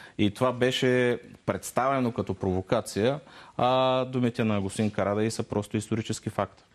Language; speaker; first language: Bulgarian; non-native, local second language; Turkish